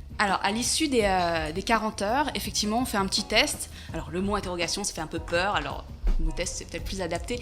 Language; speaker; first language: French; native; French